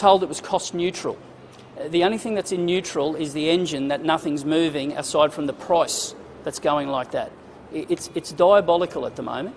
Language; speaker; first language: English; native; English